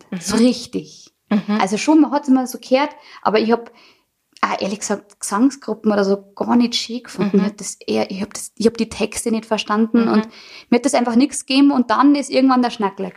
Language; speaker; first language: German; native; German